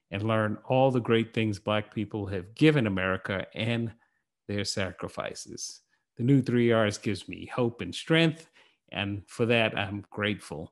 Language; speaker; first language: English; native; English